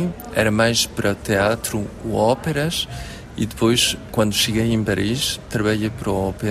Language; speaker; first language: Portuguese; early bilingual, heritage; French